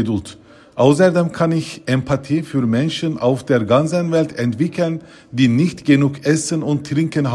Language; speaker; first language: German; non-native, fluent; Turkish